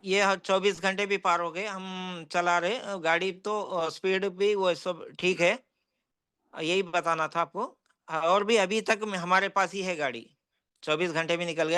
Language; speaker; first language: Hindi; non-native, local second language; Telugu